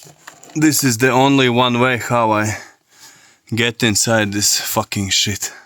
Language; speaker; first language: English; non-native, learner; Latvian